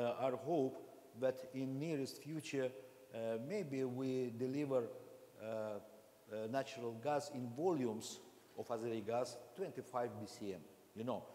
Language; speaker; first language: English; non-native, learner; Azerbaijani